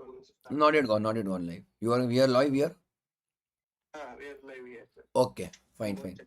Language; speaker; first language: English; non-native, local second language; Hindi